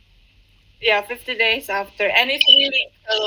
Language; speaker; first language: English; non-native, fluent; Indonesian